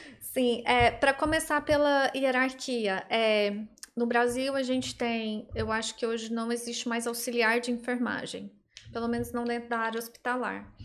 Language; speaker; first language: Portuguese; native; Portuguese